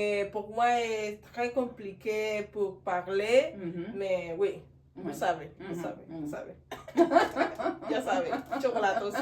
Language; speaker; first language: French; non-native, learner; Spanish